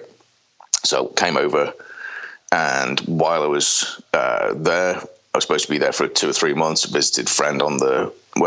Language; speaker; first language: English; native; English